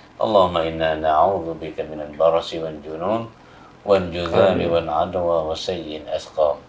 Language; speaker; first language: Malay; non-native, fluent; Thai